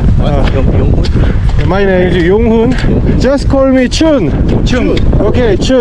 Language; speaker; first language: English; non-native, learner; Korean